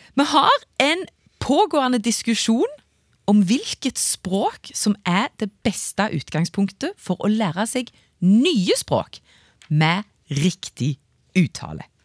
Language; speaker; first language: Norwegian; native; Norwegian